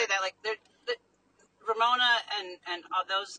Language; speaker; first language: English; native; English